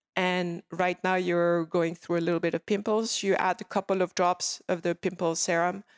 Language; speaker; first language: English; non-native, fluent; French